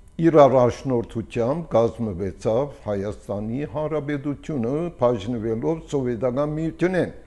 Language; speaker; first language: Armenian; early bilingual, heritage; Armenian